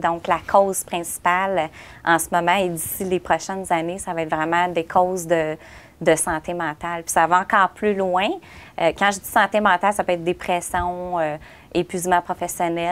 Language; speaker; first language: French; native; French